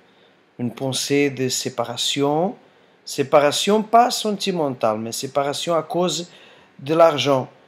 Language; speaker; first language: French; non-native, fluent; Portuguese